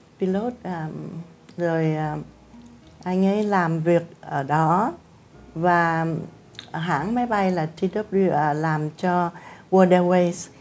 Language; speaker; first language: Vietnamese; native; Vietnamese